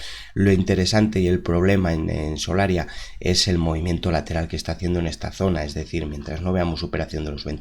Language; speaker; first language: Spanish; native; Spanish